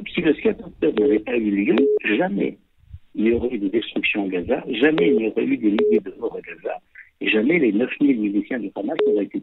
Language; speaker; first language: French; native; French